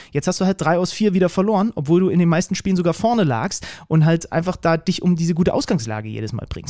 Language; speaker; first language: German; native; German